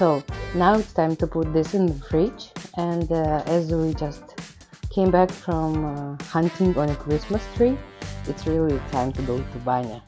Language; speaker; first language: English; non-native, learner; Russian